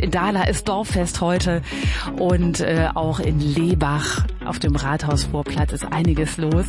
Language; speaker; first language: German; native; German